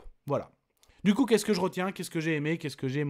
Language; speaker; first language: French; native; French